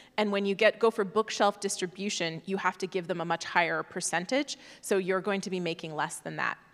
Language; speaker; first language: English; native; English